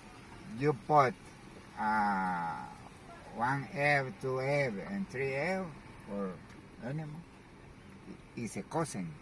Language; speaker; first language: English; non-native, learner; Spanish